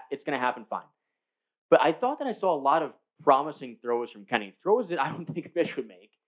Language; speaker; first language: English; native; English